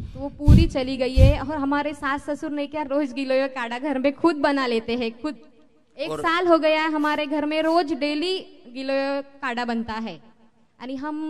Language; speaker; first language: Hindi; non-native, local second language; Marathi